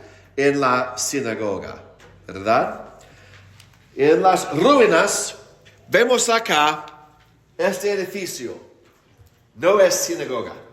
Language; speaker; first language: Spanish; non-native, fluent; English